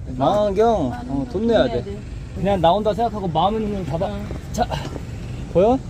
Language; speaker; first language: Korean; native; Korean